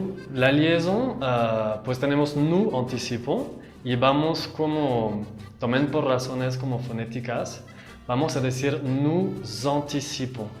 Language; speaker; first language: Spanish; non-native, fluent; French